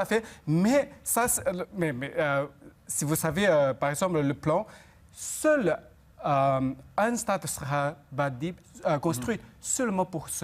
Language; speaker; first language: French; non-native, fluent; Chinese